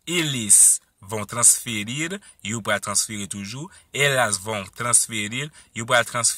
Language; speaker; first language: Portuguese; non-native, learner; Haitian Creole